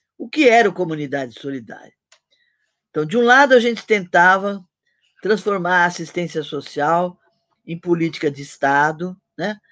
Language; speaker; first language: Portuguese; native; Portuguese